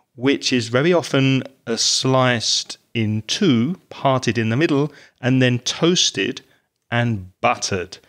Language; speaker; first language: English; native; English